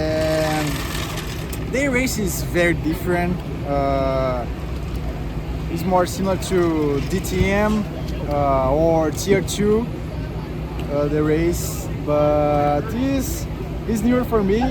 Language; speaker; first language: English; non-native, learner; Portuguese